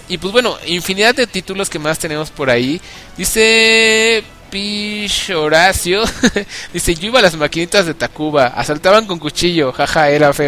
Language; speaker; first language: Spanish; native; Spanish